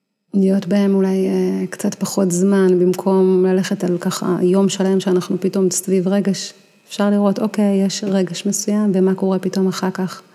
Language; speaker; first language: Hebrew; native; Hebrew